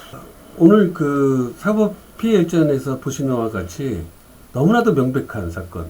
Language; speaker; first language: Korean; native; Korean